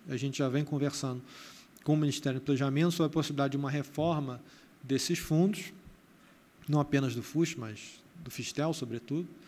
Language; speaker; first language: Portuguese; native; Portuguese